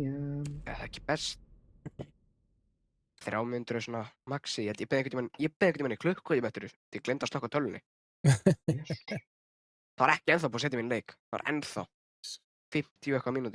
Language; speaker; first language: Icelandic; native; Icelandic